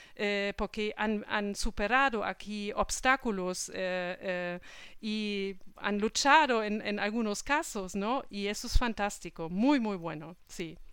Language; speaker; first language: Spanish; non-native, fluent; German